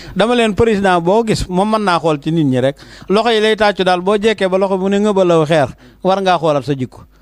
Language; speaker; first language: Wolof; native; Wolof